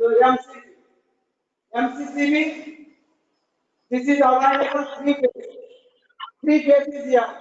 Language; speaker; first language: English; non-native, learner; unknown